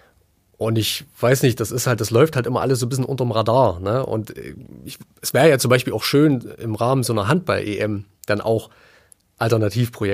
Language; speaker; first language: German; native; German